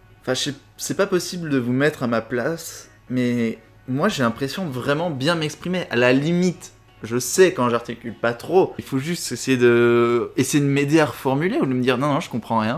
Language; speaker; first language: French; native; French